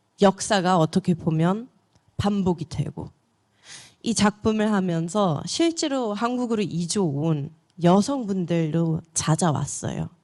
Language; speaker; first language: Korean; non-native, fluent; German